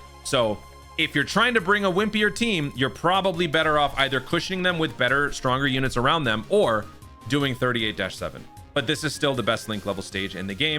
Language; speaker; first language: English; native; English